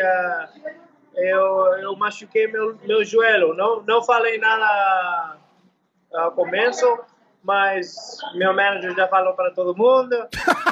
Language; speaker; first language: Portuguese; non-native, learner; English